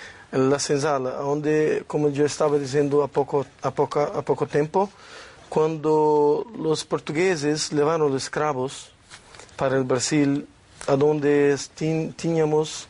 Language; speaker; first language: Spanish; non-native, learner; Portuguese